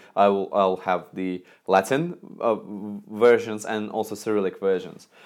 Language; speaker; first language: English; non-native, fluent; Russian